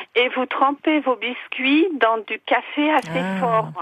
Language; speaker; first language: French; non-native, fluent; Polish